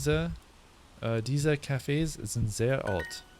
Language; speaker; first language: German; non-native, learner; English